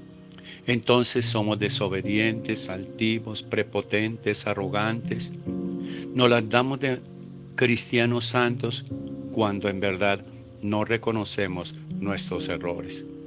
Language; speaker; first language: Spanish; native; Spanish